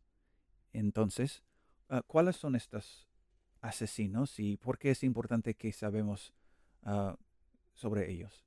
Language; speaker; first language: Spanish; non-native, learner; English